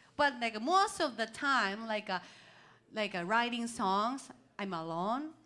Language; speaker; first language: English; non-native, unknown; Japanese